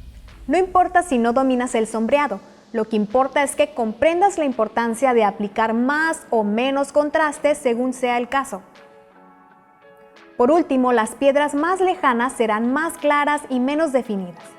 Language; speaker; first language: Spanish; native; Spanish